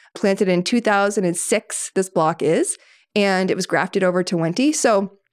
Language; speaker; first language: English; native; English